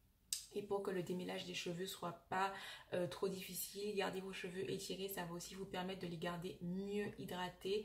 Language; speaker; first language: French; native; French